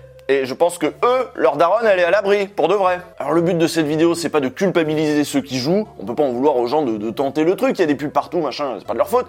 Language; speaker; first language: French; native; French